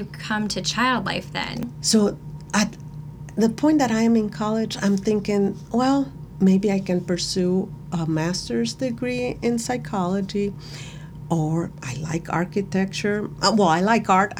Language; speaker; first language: English; non-native, fluent; Spanish